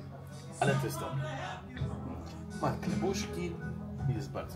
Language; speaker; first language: Polish; non-native, learner; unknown